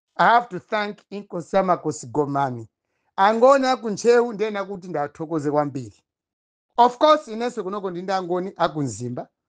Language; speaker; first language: Nyanja; non-native, local second language; Tumbuka